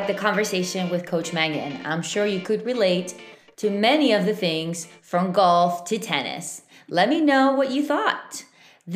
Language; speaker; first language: English; non-native, fluent; Spanish